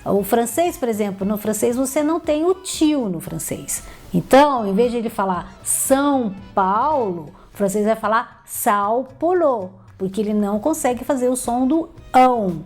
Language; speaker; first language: Portuguese; native; Portuguese